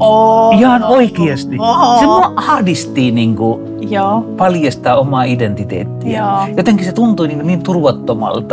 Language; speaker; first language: Finnish; early bilingual, other home language; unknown